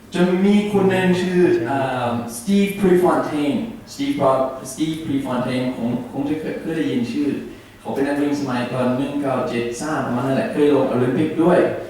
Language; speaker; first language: Thai; non-native, learner; English